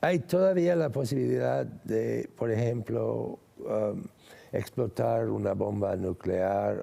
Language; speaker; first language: Spanish; non-native, fluent; English